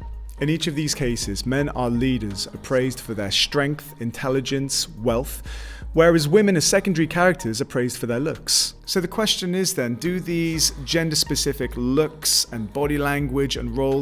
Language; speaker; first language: English; native; English